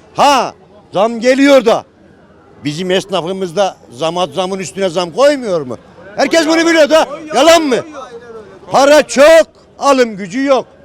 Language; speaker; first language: Turkish; native; Turkish